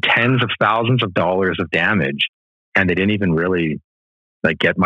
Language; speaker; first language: English; native; English